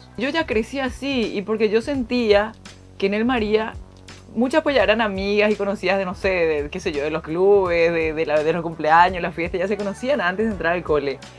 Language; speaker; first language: Spanish; early bilingual, other home language; Korean